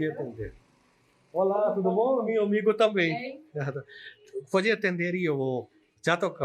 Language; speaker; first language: Portuguese; non-native, learner; Urdu